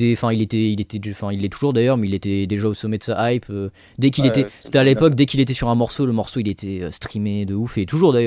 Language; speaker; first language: French; native; French